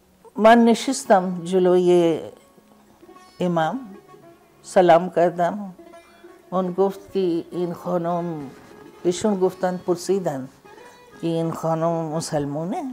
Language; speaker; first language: Persian; non-native, fluent; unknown